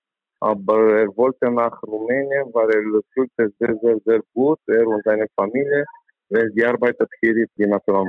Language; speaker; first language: German; non-native, learner; Romanian